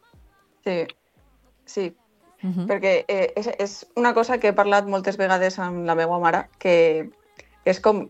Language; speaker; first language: Catalan; non-native, local second language; Spanish